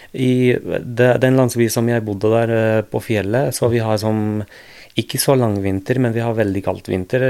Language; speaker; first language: Norwegian; non-native, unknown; Arabic